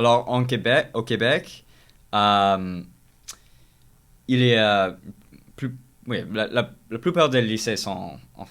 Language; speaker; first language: French; non-native, learner; English